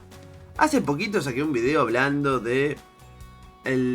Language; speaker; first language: Spanish; native; Spanish